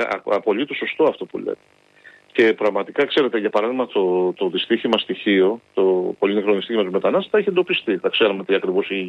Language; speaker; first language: Greek; native; Greek